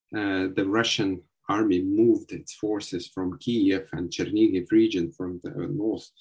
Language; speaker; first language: English; non-native, fluent; Lithuanian